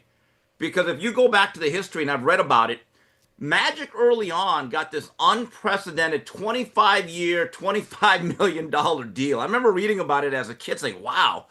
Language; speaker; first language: English; native; English